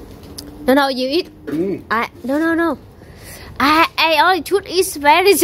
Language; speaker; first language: English; non-native, learner; Vietnamese